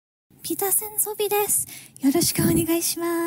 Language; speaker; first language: Japanese; non-native, learner; English